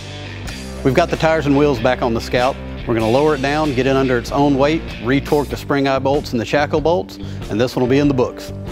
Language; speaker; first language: English; native; English